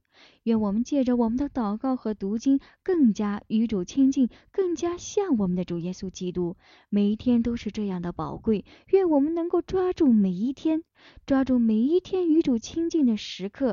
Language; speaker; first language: Chinese; native; Chinese